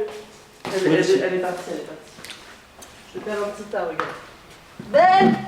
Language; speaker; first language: French; native; French